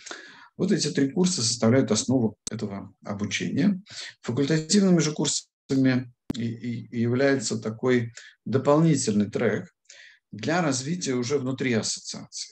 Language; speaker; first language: Russian; native; Russian